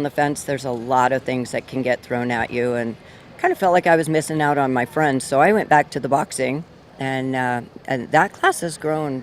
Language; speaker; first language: English; native; English